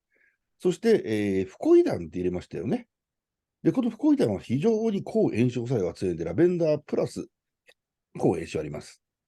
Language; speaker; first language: Japanese; native; Japanese